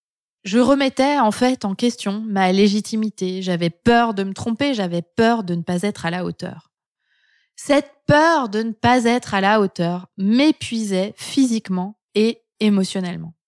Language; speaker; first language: French; native; French